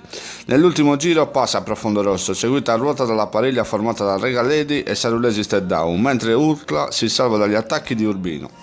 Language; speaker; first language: Italian; native; Italian